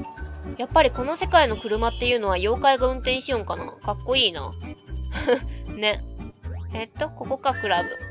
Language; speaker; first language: Japanese; native; Japanese